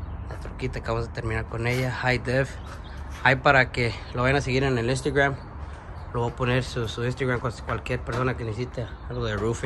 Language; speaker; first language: Spanish; early bilingual, heritage; Spanish